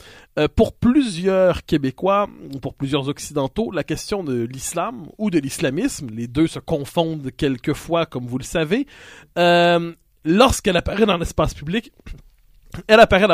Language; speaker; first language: French; native; French